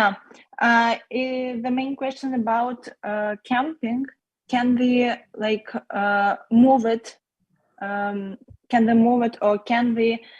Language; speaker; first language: English; non-native, learner; Russian